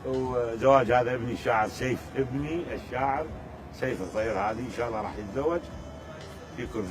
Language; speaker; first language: Arabic; native; Arabic